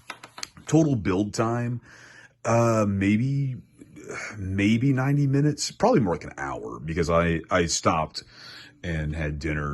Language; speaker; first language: English; native; English